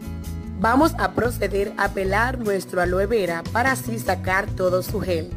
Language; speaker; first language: Spanish; native; Spanish